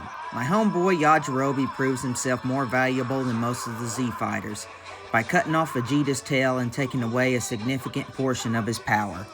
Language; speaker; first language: English; native; English